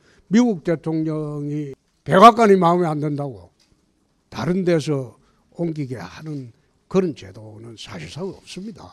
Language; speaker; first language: Korean; native; Korean